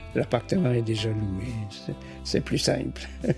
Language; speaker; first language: French; non-native, fluent; Vietnamese